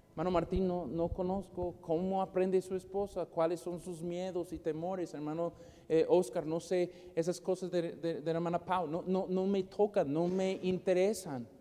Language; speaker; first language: Spanish; non-native, fluent; English